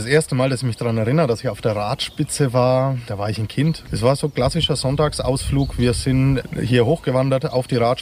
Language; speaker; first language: German; native; German